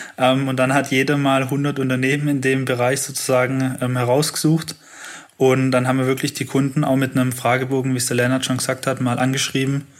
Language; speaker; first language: German; native; German